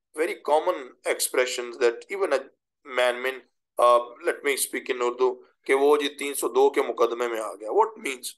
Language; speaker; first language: English; non-native, local second language; Urdu